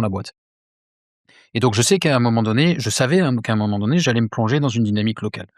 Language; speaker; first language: French; native; French